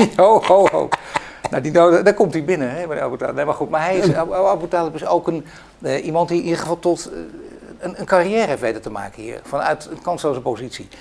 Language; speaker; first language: Dutch; native; Dutch